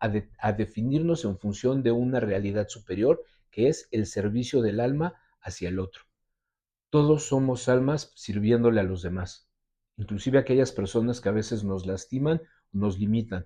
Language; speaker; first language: Spanish; native; Spanish